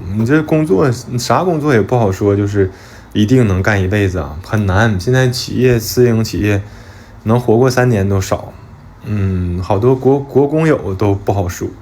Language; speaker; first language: Chinese; native; Chinese